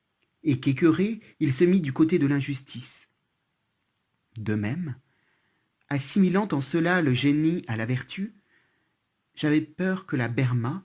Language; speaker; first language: French; native; French